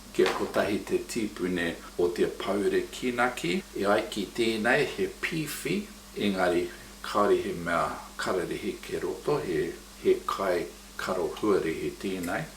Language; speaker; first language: Māori; non-native, local second language; English